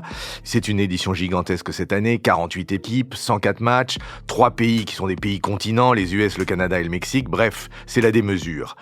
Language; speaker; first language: French; native; French